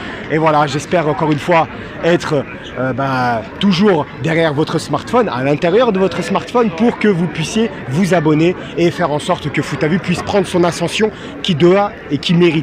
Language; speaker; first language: French; native; French